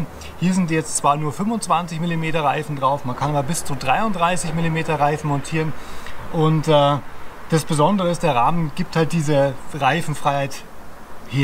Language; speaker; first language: German; native; German